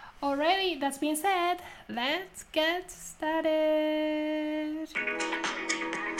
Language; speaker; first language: English; non-native, fluent; Japanese